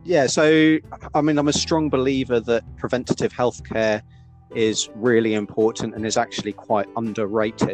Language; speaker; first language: English; native; English